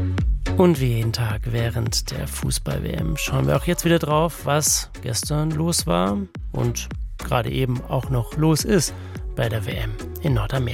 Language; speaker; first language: German; native; German